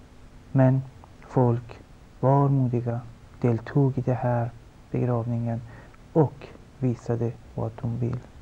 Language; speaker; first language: Swedish; non-native, fluent; Persian